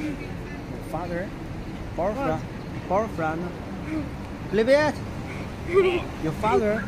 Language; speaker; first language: English; non-native, learner; Chinese